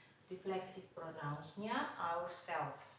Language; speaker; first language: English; non-native, fluent; Indonesian